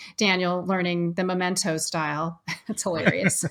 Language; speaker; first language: English; native; English